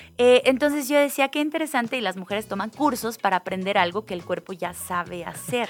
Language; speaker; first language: Spanish; native; Spanish